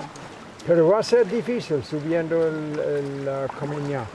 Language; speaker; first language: Spanish; non-native, learner; English